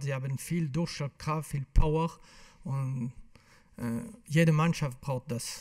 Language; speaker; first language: German; non-native, fluent; French